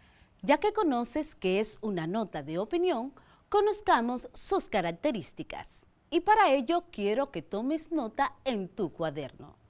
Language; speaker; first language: Spanish; native; Spanish